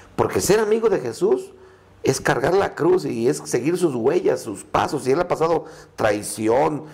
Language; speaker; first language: Spanish; non-native, local second language; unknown